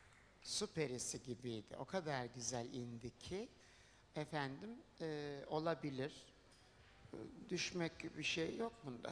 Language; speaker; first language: Turkish; native; Turkish